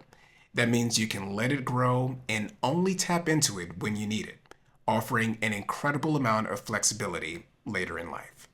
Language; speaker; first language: English; native; English